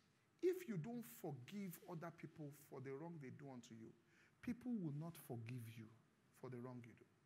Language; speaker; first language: English; non-native, local second language; Yoruba